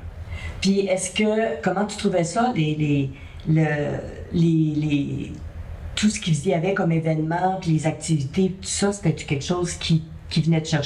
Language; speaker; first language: French; native; French